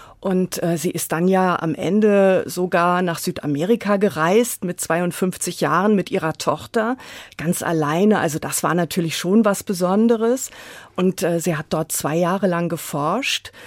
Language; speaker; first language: German; native; German